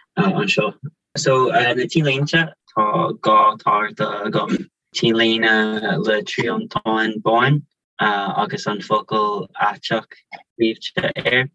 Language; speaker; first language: Irish; non-native, local second language; English